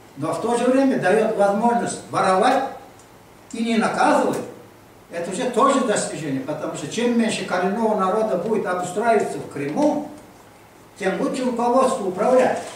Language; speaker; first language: Russian; non-native, local second language; Crimean Tatar